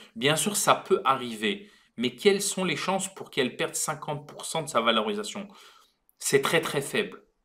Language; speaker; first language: French; native; French